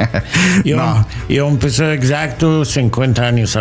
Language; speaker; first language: Spanish; non-native, learner; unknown